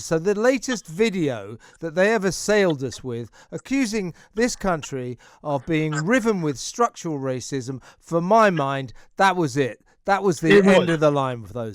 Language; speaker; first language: English; native; English